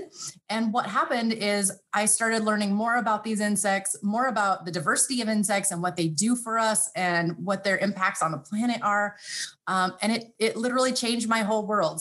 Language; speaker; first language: English; native; English